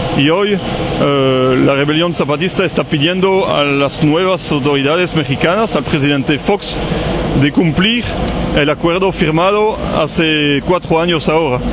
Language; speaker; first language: Spanish; non-native, fluent; French